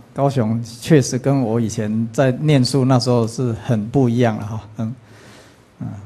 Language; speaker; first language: Chinese; native; Chinese